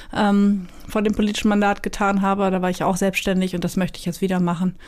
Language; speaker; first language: German; native; German